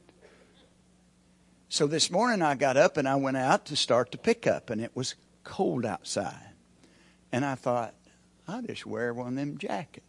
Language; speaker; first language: English; native; English